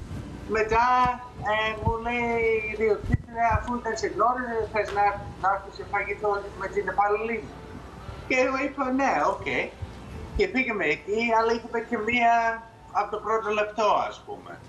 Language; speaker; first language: Greek; non-native, fluent; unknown